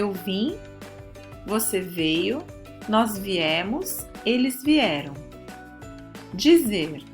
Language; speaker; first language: Portuguese; early bilingual, other home language; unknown